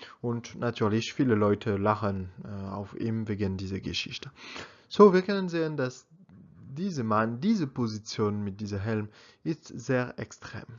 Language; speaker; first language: German; non-native, learner; French